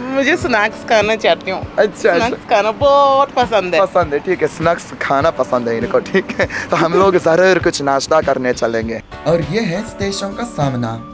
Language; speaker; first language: Hindi; non-native, fluent; Japanese